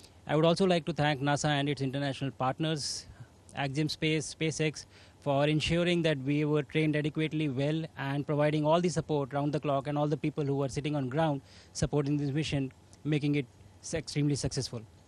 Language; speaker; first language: English; non-native, local second language; Hindi